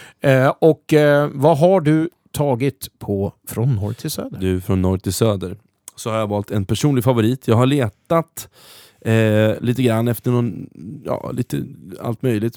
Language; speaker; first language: Swedish; native; Swedish